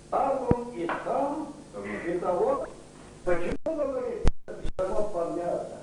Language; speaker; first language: Russian; non-native, local second language; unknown